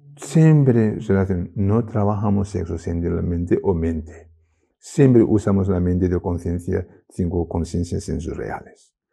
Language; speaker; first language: Spanish; non-native, learner; Tibetan